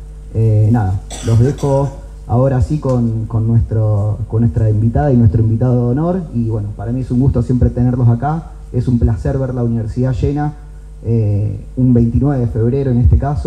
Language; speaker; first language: Spanish; native; Spanish